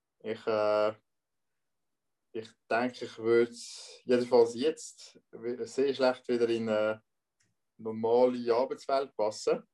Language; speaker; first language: German; non-native, local second language; French